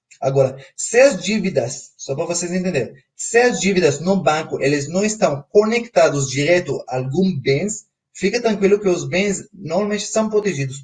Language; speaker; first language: Portuguese; non-native, fluent; Hebrew